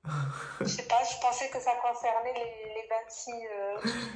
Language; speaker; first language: French; non-native, fluent; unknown